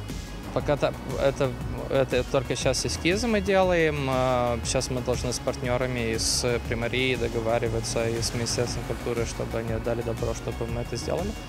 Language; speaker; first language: Russian; non-native, local second language; Romanian